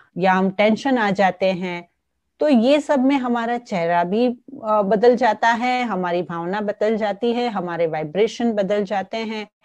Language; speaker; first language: Hindi; non-native, local second language; Gujarati